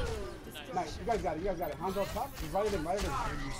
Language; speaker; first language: English; native; English